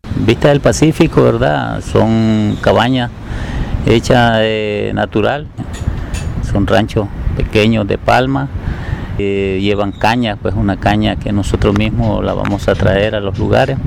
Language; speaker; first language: Spanish; native; Spanish